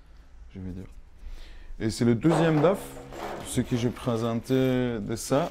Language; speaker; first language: French; non-native, learner; Kurdish